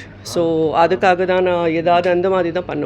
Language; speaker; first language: Tamil; non-native, fluent; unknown